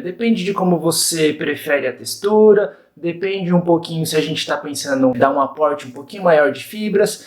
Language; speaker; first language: Portuguese; native; Portuguese